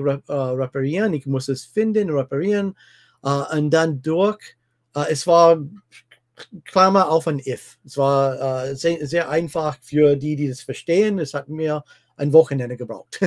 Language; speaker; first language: German; non-native, fluent; English